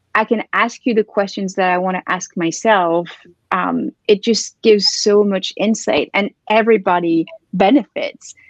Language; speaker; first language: English; non-native, fluent; French